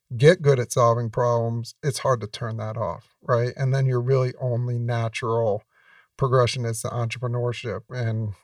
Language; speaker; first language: English; native; English